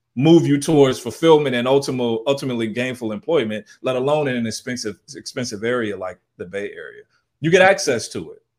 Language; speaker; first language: English; native; English